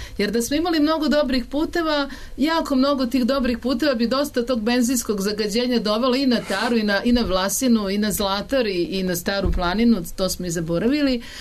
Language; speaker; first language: Serbian; native; Serbian